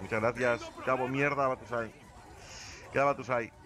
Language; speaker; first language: Spanish; native; Spanish